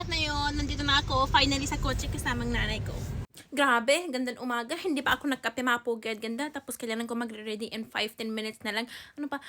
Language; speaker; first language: Filipino; non-native, learner; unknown